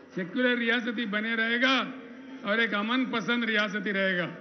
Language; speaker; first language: Hindi; non-native, local second language; Telugu